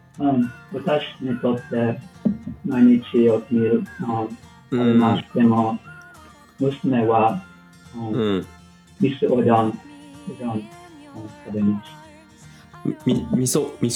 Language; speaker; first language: Japanese; non-native, learner; English